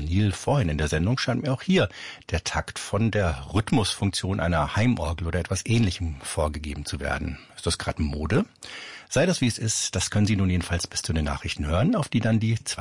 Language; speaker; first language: German; native; German